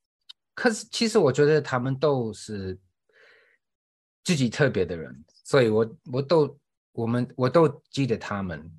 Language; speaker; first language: Chinese; non-native, fluent; English